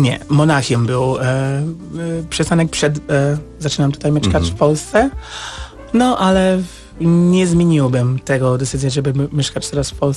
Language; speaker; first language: Polish; non-native, fluent; English